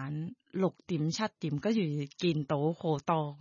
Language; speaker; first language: Cantonese; non-native, learner; Thai